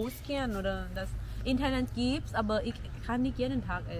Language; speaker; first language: German; non-native, learner; Thai